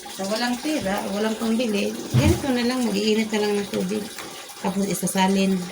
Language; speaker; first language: Filipino; non-native, local second language; Cebuano